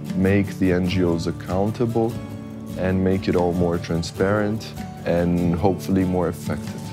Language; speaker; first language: English; non-native, fluent; Portuguese